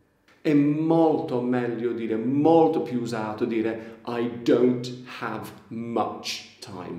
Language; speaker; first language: Italian; non-native, fluent; English